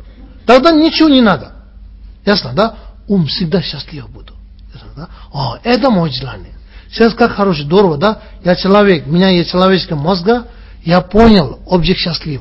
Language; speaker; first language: Russian; non-native, learner; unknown